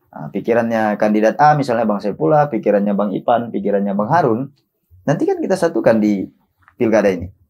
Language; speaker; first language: Indonesian; native; Indonesian